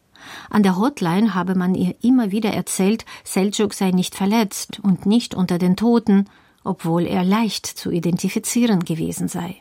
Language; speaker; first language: German; native; German